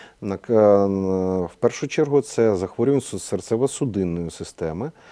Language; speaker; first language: Ukrainian; native; Ukrainian